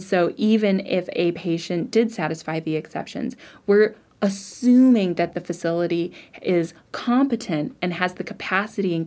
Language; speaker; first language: English; native; English